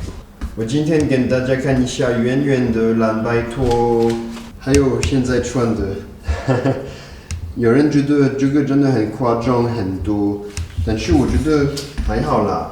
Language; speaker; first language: Chinese; non-native, fluent; French